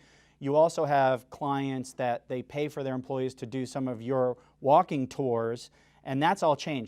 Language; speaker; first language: English; native; English